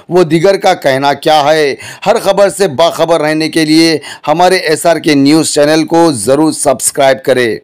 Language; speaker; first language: Hindi; non-native, local second language; Urdu